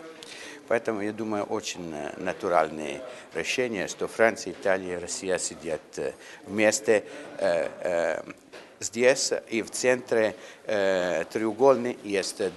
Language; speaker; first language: Russian; non-native, learner; Italian